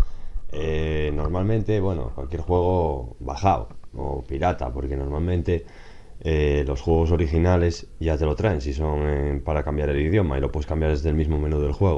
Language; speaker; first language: Spanish; native; Spanish